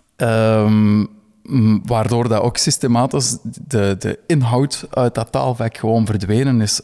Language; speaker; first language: Dutch; native; Dutch